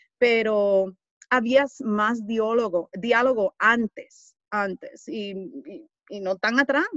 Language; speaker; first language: Spanish; early bilingual, heritage; Spanish